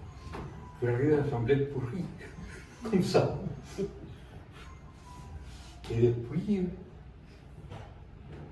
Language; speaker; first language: French; non-native, fluent; Spanish